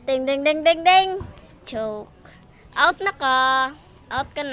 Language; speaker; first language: Filipino; non-native, local second language; Cebuano